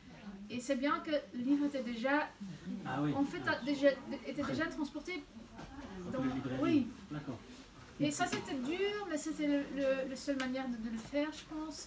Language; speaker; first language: French; non-native, local second language; Dutch